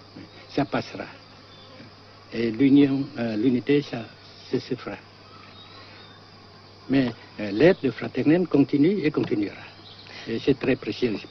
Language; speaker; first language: French; non-native, fluent; Vietnamese